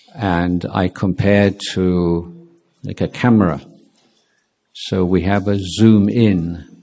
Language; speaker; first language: English; native; English